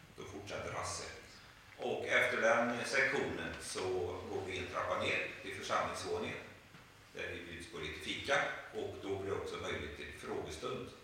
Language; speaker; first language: Swedish; native; Swedish